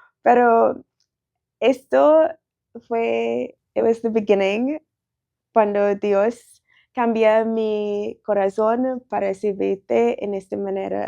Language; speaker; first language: Spanish; non-native, learner; English